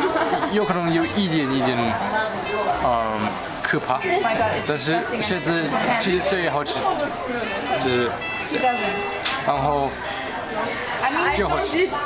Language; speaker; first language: Chinese; non-native, learner; German